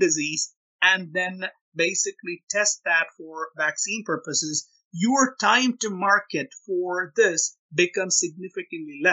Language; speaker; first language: English; non-native, local second language; Malayalam